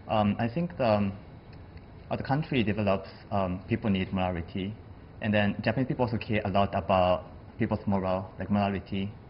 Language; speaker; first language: English; non-native, fluent; Japanese